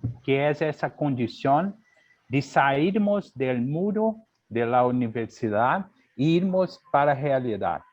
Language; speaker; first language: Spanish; non-native, learner; Portuguese